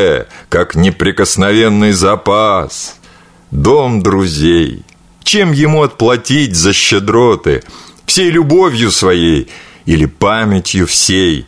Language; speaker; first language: Russian; native; Russian